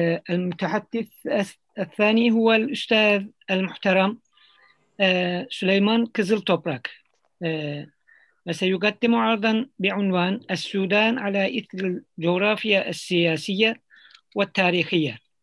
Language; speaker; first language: Arabic; non-native, fluent; Turkish